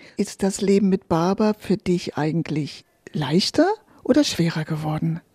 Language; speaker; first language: German; native; German